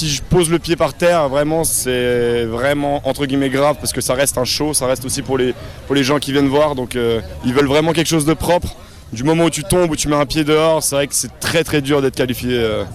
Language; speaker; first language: French; native; French